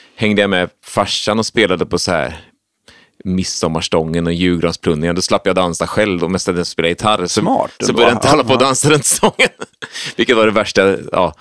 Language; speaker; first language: Swedish; native; Swedish